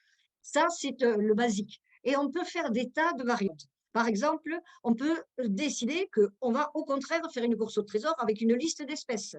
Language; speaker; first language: French; native; French